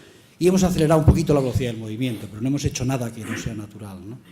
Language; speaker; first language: Spanish; native; Spanish